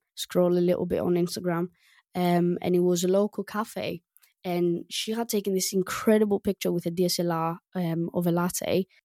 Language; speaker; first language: English; non-native, fluent; Greek